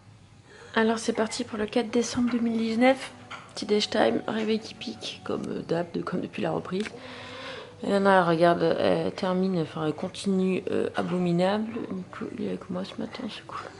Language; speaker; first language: French; native; French